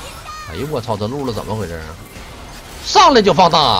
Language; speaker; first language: Chinese; native; Chinese